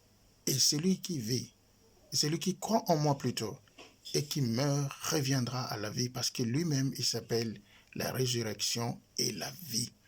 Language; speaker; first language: French; non-native, local second language; Lingala